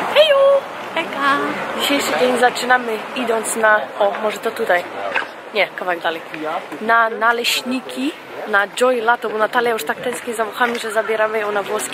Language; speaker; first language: Polish; native; Polish